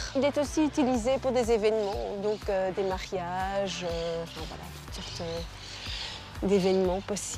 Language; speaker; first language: French; native; French